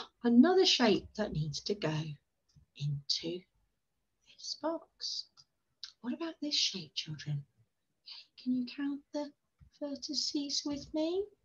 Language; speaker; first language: English; native; English